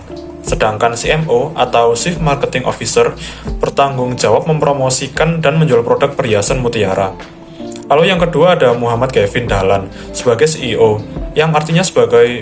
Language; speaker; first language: Indonesian; native; Indonesian